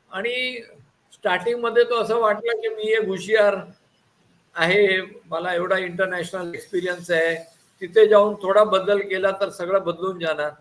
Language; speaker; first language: Marathi; non-native, local second language; Gujarati